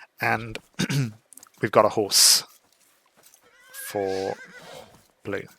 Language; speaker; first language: English; native; English